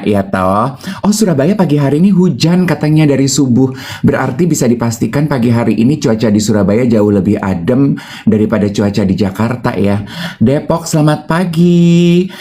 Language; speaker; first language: Indonesian; native; Indonesian